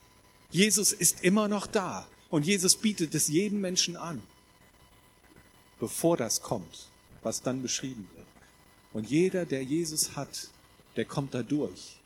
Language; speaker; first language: German; native; German